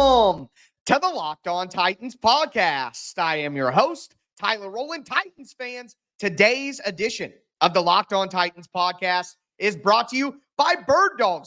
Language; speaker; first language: English; native; English